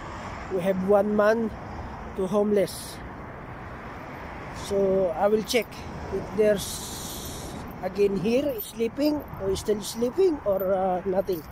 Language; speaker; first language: English; non-native, local second language; Filipino